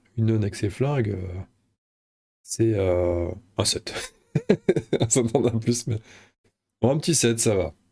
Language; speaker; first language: French; native; French